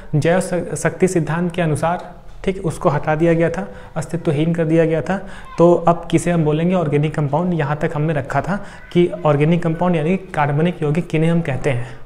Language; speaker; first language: Hindi; native; Hindi